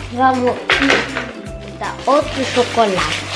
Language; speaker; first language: Portuguese; early bilingual, heritage; Portuguese